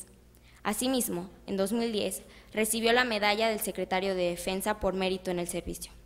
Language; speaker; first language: Spanish; native; Spanish